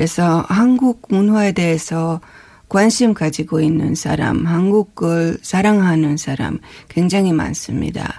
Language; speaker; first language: Korean; non-native, fluent; Hungarian